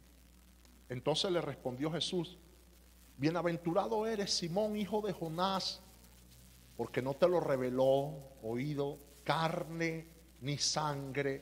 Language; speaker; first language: Spanish; native; Spanish